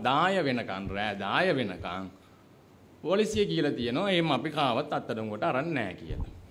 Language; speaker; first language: Sinhala; non-native, local second language; Tamil